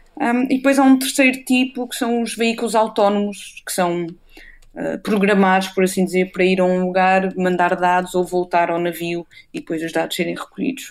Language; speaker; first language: Portuguese; native; Portuguese